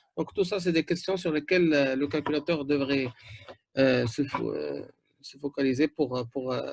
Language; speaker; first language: French; non-native, local second language; Arabic